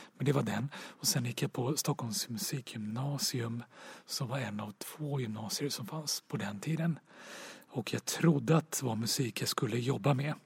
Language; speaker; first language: Swedish; native; Swedish